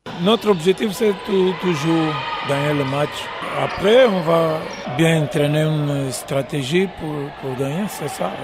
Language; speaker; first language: French; non-native, fluent; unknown